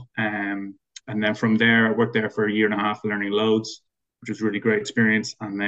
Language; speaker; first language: English; native; English